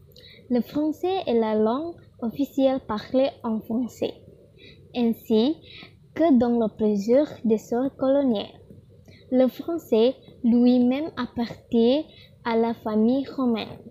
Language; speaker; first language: French; non-native, learner; Indonesian